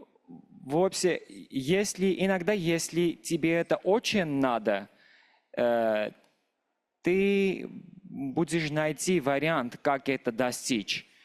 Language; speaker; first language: Russian; non-native, local second language; Armenian